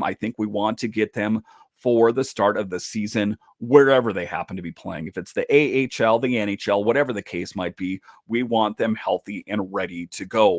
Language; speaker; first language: English; native; English